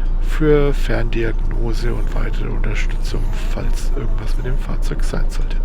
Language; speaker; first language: German; native; German